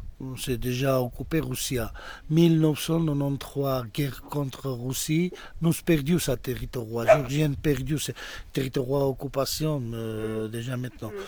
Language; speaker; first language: French; non-native, learner; Georgian